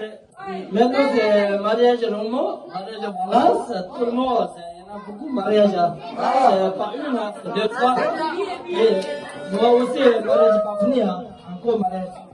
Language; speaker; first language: French; non-native, learner; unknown